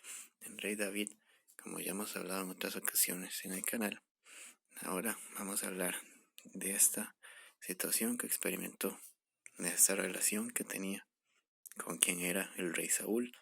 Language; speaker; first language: Spanish; native; Spanish